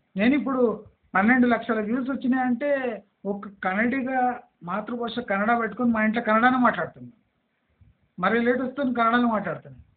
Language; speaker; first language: Telugu; non-native, local second language; Kannada